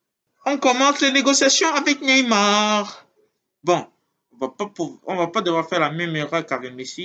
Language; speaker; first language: French; native; French